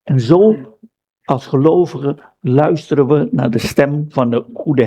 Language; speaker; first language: Dutch; non-native, fluent; Indonesian